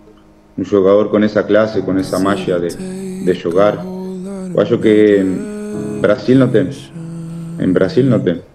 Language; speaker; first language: Portuguese; non-native, fluent; Spanish